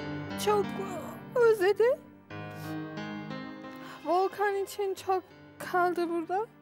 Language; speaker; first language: Turkish; non-native, learner; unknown